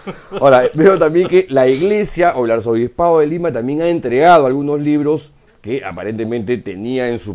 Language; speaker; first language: Spanish; native; Spanish